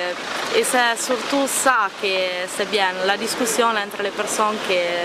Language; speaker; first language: French; non-native, learner; Italian